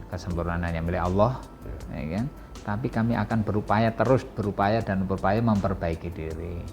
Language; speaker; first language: Indonesian; native; Indonesian